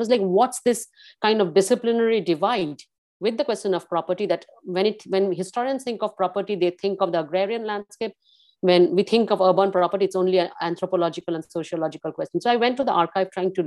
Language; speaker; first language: English; non-native, local second language; Bangla